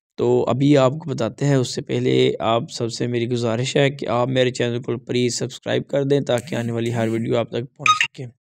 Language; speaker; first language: Urdu; non-native, local second language; Punjabi